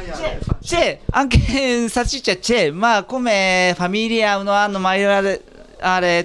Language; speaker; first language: Italian; non-native, learner; Japanese